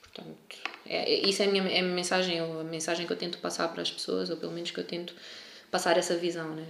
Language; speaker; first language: Portuguese; native; Portuguese